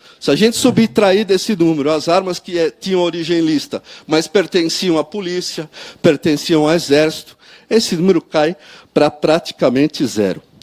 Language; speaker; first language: Portuguese; native; Portuguese